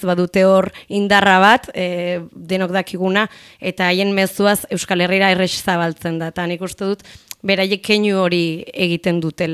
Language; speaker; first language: Basque; native; Basque